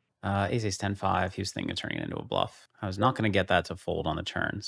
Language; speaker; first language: English; native; English